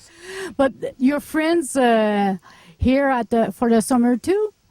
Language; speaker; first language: English; non-native, local second language; French